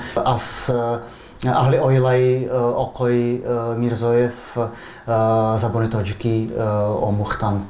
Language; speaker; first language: Persian; non-native, fluent; Slovak